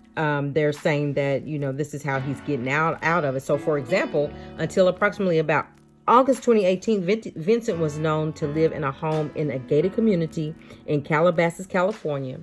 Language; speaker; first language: English; native; English